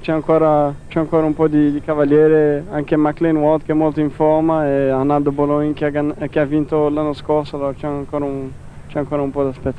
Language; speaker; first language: Italian; non-native, fluent; Portuguese